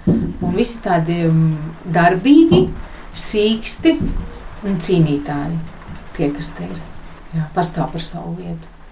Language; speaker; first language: Latvian; native; Latvian